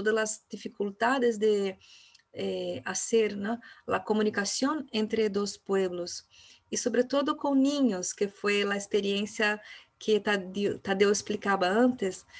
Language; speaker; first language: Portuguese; non-native, learner; Spanish